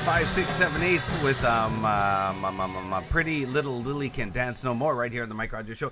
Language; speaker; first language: English; native; English